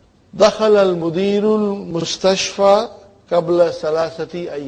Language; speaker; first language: Arabic; non-native, fluent; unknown